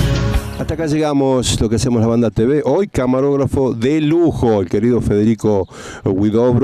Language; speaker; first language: Spanish; native; Spanish